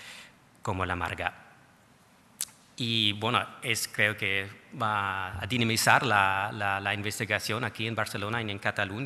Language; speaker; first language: Spanish; non-native, fluent; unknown